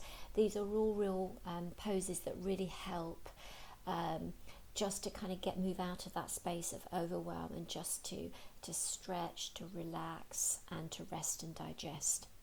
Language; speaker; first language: English; native; English